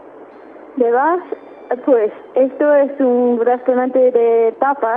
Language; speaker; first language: Spanish; non-native, learner; English